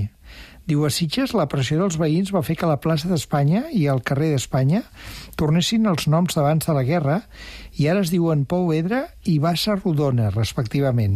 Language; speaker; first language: Catalan; native; Catalan